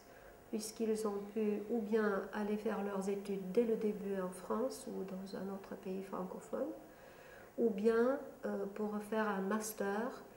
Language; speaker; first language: French; non-native, fluent; Romanian